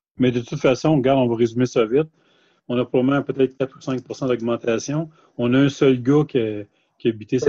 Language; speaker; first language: French; native; French